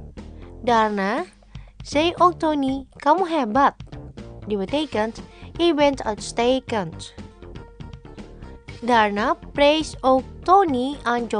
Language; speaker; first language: Dutch; non-native, learner; Indonesian